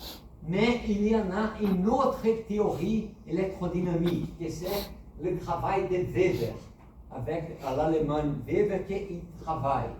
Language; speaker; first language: French; non-native, fluent; Portuguese